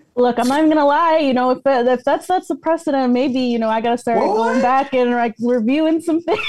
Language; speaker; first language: English; native; English